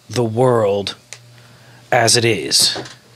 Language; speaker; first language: English; native; English